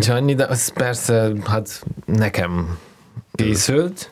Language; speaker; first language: Hungarian; non-native, learner; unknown